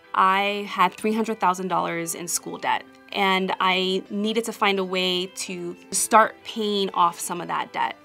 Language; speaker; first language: English; native; English